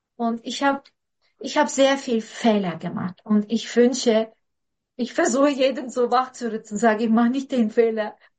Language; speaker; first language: German; non-native, fluent; Turkish